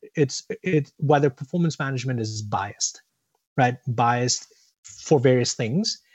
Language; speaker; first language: English; non-native, local second language; Tamil